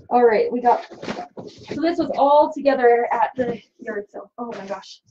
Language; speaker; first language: English; native; English